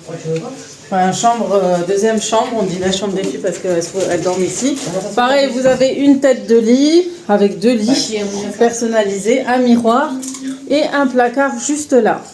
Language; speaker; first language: French; native; French